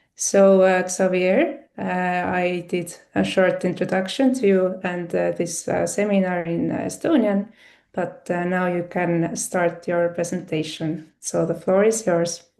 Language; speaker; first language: English; non-native, fluent; Estonian